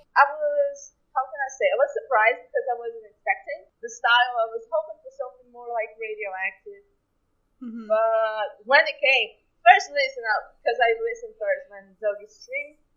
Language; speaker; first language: English; non-native, fluent; Portuguese